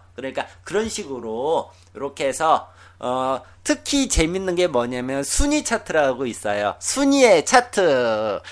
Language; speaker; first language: Korean; native; Korean